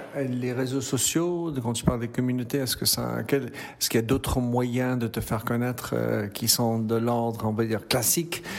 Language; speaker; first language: French; native; French